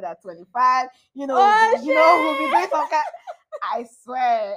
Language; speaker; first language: English; non-native, local second language; Yoruba